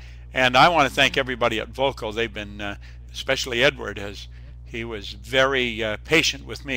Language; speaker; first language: English; native; English